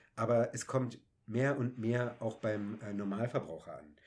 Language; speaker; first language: German; native; German